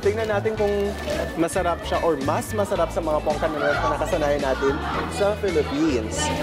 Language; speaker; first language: Filipino; early bilingual, other home language; Min Nan Chinese